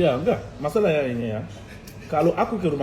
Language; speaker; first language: Indonesian; non-native, fluent; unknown